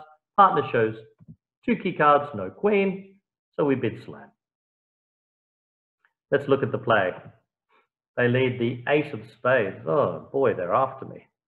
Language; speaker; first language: English; native; English